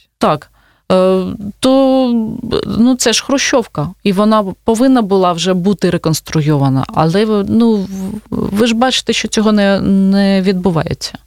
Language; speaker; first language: Ukrainian; non-native, local second language; Russian